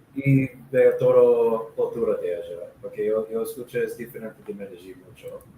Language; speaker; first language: Spanish; non-native, learner; English